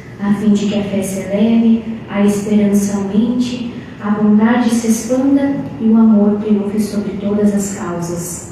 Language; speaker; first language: Portuguese; native; Portuguese